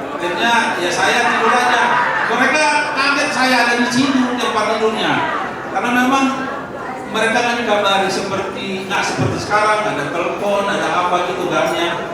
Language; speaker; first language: Indonesian; non-native, local second language; Batak Toba